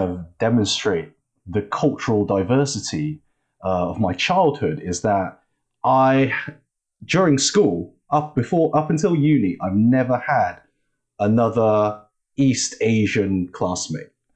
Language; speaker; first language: English; native; English